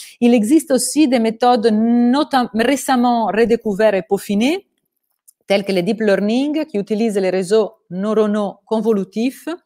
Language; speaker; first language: French; non-native, fluent; Italian